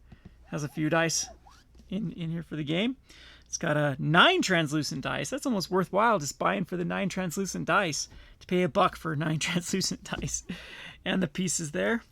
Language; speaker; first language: English; native; English